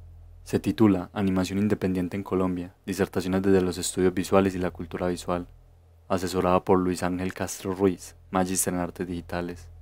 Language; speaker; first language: Spanish; native; Spanish